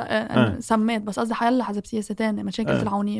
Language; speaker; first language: Arabic; native; Arabic